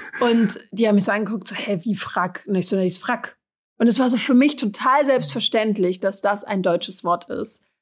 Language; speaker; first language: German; native; German